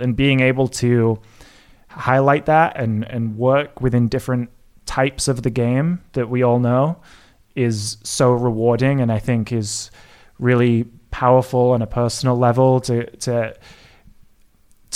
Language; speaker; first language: English; native; English